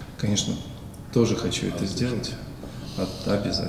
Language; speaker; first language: Russian; native; Russian